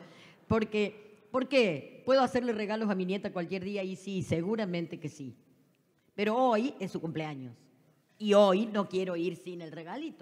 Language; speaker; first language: Spanish; native; Spanish